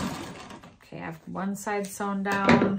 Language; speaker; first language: English; native; English